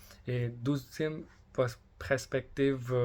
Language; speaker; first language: French; non-native, learner; English